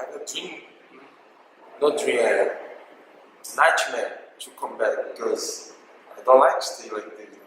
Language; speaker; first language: English; non-native, learner; Portuguese